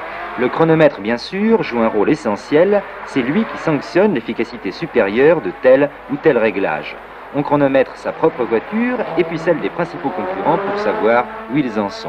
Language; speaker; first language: French; native; French